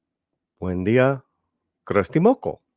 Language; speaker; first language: Spanish; early bilingual, heritage; Spanish